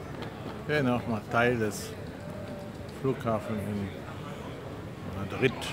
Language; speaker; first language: German; non-native, fluent; Polish